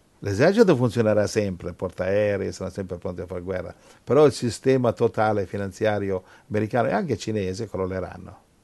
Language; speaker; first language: Italian; non-native, fluent; English